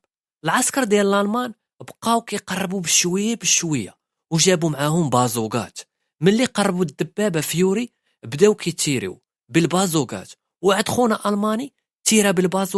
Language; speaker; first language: Arabic; native; Arabic